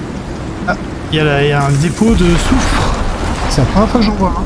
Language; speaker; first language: French; native; French